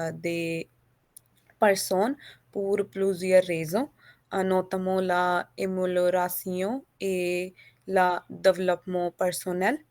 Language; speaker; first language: French; non-native, learner; Hindi